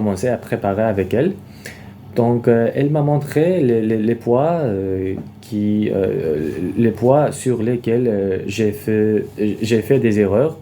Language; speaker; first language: French; non-native, fluent; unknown